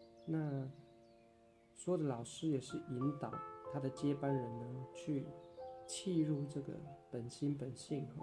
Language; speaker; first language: Chinese; native; Chinese